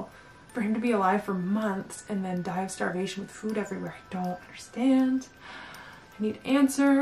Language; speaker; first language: English; native; English